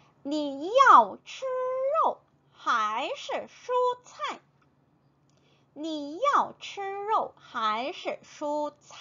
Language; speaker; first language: Chinese; non-native, fluent; Korean